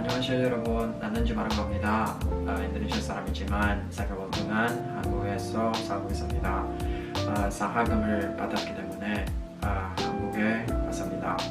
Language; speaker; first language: Korean; non-native, learner; Indonesian